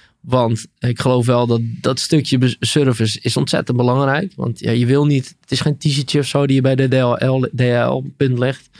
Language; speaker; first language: Dutch; native; Dutch